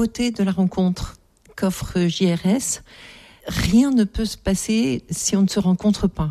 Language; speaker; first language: French; native; French